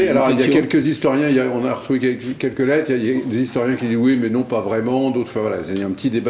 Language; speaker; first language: French; native; French